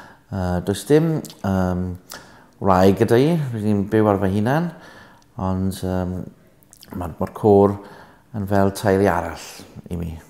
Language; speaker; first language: Welsh; non-native, local second language; English